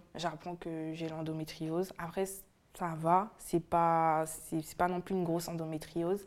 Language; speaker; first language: French; native; French